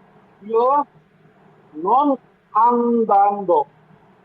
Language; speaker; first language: Italian; non-native, learner; Bangla